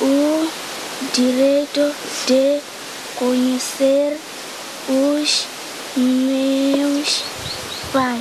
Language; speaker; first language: Portuguese; non-native, local second language; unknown